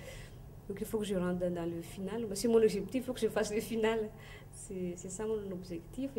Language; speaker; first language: French; non-native, local second language; Malagasy